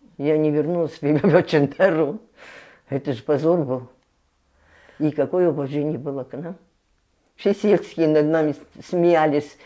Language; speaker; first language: Russian; non-native, local second language; Abkhazian